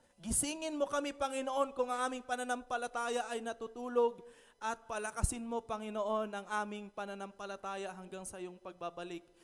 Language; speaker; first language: Filipino; non-native, local second language; Cebuano